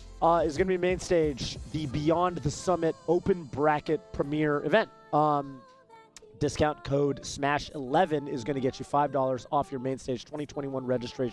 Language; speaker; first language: English; native; English